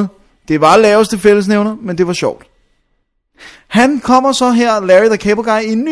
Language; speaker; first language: Danish; native; Danish